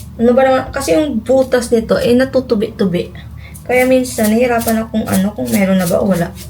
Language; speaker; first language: Filipino; non-native, local second language; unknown